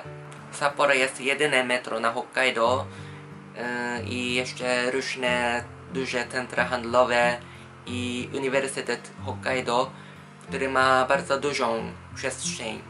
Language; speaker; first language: Polish; non-native, fluent; Japanese